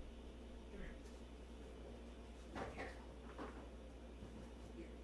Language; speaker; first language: English; native; English